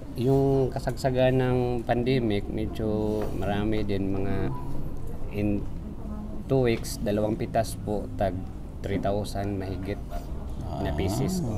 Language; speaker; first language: Filipino; non-native, local second language; Cebuano